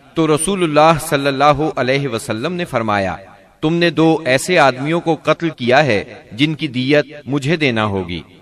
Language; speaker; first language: Urdu; native; Urdu